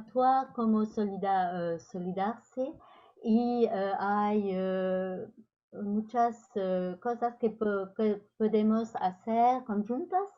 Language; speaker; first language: Spanish; non-native, learner; French